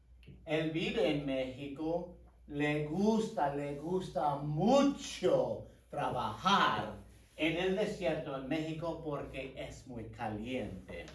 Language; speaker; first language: Spanish; non-native, fluent; English